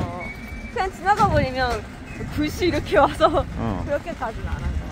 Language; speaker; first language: Korean; non-native, fluent; Japanese